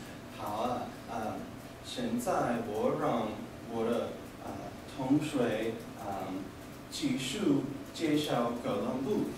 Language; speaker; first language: Chinese; non-native, learner; English